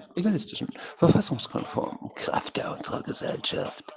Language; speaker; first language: German; native; German